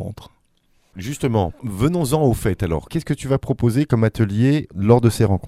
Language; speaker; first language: French; native; French